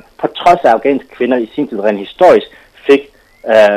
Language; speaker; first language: Danish; non-native, fluent; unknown